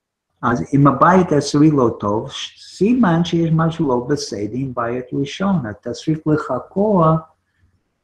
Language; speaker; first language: Hebrew; non-native, fluent; English